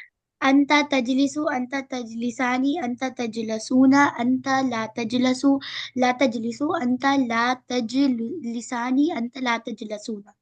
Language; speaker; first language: Arabic; non-native, learner; Hindi